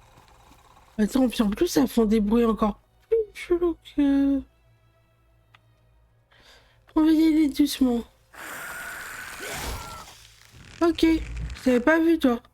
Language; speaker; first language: French; native; French